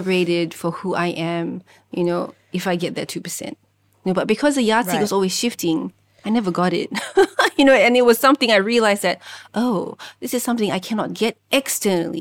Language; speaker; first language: English; non-native, local second language; Malay